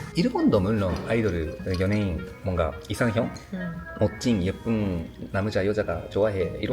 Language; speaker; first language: Korean; non-native, learner; Japanese